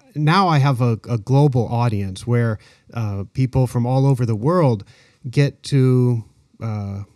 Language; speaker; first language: English; native; English